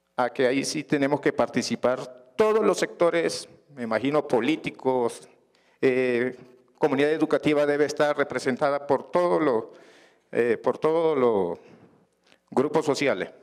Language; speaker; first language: Spanish; non-native, local second language; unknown